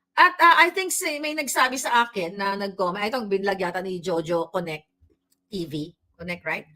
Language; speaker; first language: Filipino; non-native, local second language; Cebuano